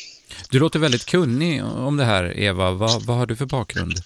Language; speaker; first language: Swedish; native; Swedish